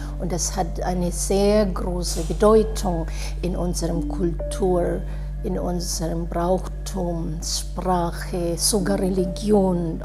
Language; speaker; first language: German; non-native, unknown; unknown